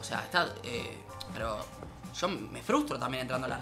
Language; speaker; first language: Spanish; native; Spanish